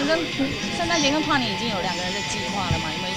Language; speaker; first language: Chinese; native; Chinese